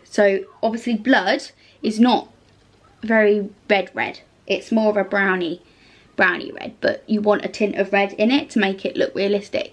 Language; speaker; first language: English; native; English